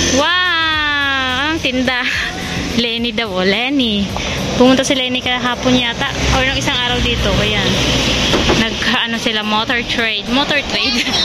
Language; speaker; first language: Filipino; non-native, local second language; Bikol